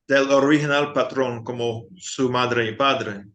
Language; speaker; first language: Spanish; non-native, fluent; English